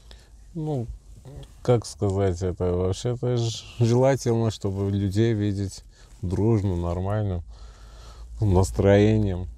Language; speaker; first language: Russian; non-native, learner; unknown